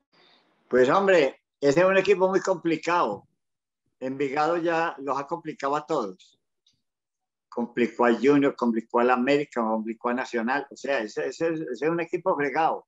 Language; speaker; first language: Spanish; native; Spanish